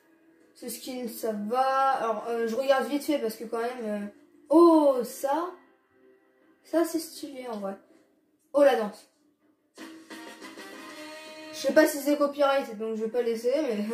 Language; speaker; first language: French; native; French